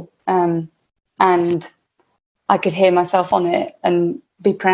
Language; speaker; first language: English; native; English